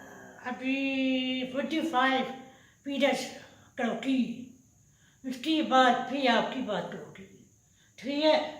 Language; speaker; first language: Hindi; non-native, learner; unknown